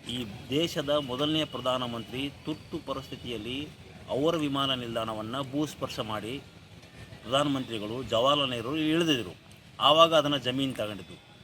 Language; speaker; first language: Kannada; native; Kannada